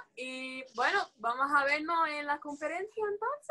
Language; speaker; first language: Spanish; non-native, fluent; English